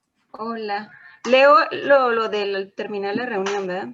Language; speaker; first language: Spanish; native; Spanish